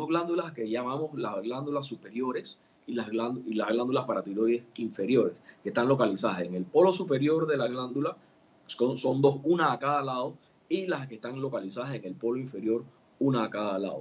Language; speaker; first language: Spanish; native; Spanish